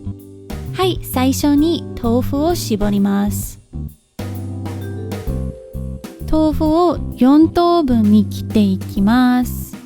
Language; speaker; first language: Japanese; non-native, learner; English